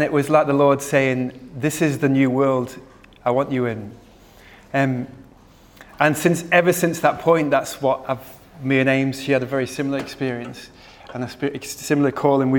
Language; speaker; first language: English; native; English